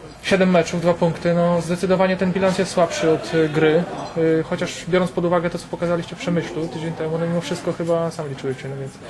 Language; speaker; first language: Polish; native; Polish